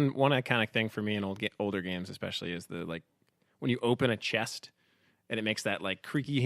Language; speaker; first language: English; native; English